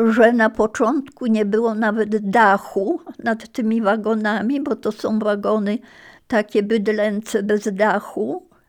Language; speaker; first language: Polish; native; Polish